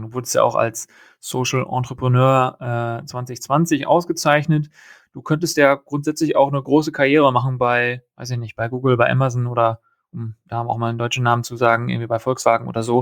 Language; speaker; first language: German; native; German